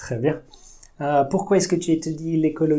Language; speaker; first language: French; native; French